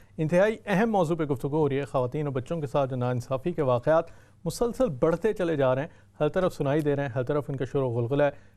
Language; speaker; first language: Urdu; native; Urdu